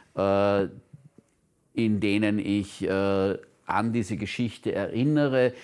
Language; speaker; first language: German; non-native, local second language; Turkish